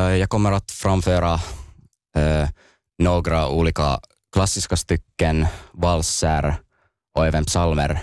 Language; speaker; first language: Swedish; non-native, local second language; Finnish